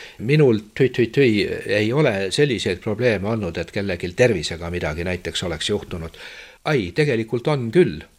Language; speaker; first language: Estonian; native; Estonian